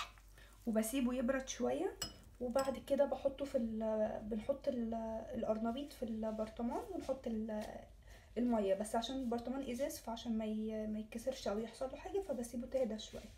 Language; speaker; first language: Arabic; native; Arabic